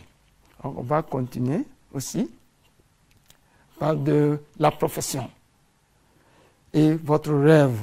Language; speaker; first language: French; non-native, fluent; English